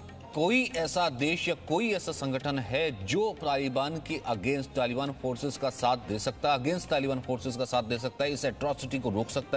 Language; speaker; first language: Hindi; native; Hindi